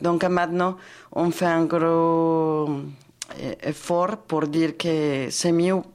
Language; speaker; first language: French; non-native, fluent; Spanish